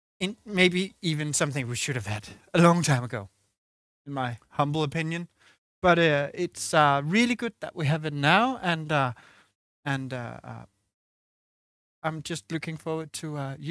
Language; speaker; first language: English; non-native, fluent; Danish